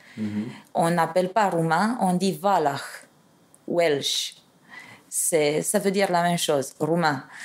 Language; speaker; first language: French; non-native, fluent; Romanian